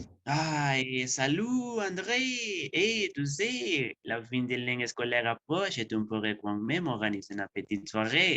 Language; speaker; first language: French; non-native, learner; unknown